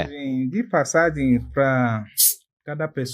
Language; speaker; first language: Portuguese; non-native, fluent; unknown